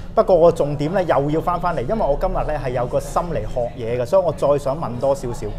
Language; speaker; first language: Cantonese; native; Cantonese